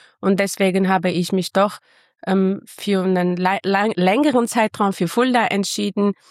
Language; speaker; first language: German; non-native, fluent; Armenian